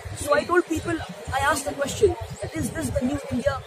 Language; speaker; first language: English; non-native, local second language; Urdu